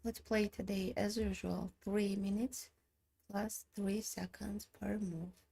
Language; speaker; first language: English; non-native, learner; Armenian